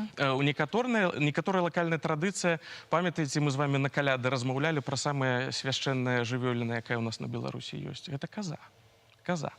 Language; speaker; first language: Belarusian; native; Belarusian